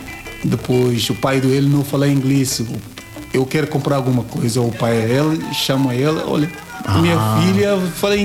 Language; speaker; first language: Portuguese; non-native, learner; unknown